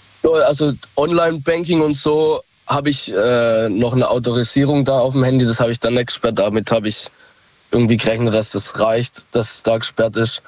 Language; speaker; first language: German; native; German